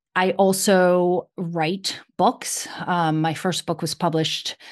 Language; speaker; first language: English; non-native, fluent; Portuguese